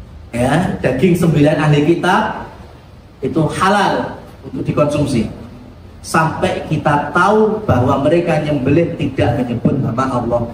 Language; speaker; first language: Indonesian; native; Indonesian